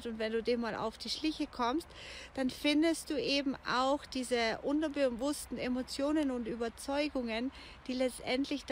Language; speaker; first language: German; native; German